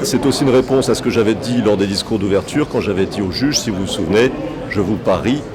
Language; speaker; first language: French; native; French